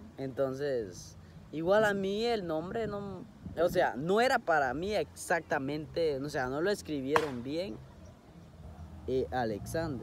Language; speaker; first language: Spanish; native; Spanish